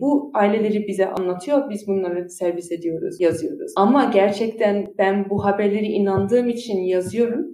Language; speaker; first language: Turkish; early bilingual, heritage; Turkish